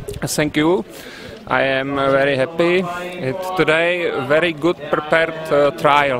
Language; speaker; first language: English; non-native, learner; Czech